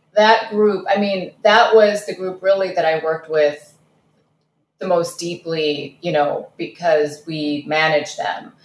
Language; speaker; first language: English; early bilingual, other home language; Russian